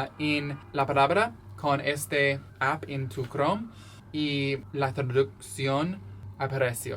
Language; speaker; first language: Spanish; non-native, learner; English